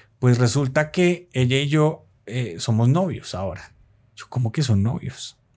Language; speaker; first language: Spanish; native; Spanish